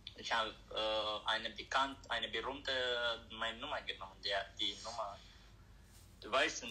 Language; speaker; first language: German; non-native, learner; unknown